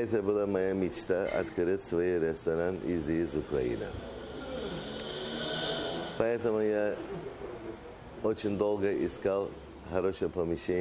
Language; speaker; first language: Russian; non-native, learner; Turkish